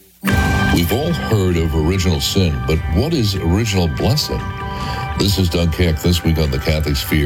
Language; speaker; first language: English; native; English